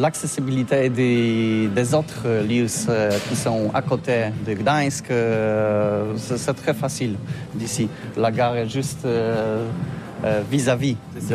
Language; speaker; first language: French; non-native, learner; Polish